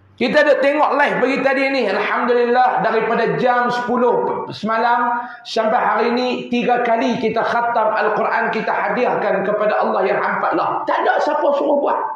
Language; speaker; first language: Malay; native; Malay